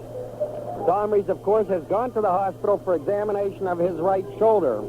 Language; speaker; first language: English; native; English